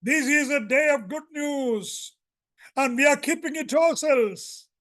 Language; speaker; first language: English; non-native, local second language; Hindi